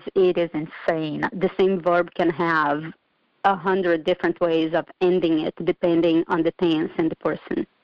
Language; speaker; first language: English; non-native, fluent; Portuguese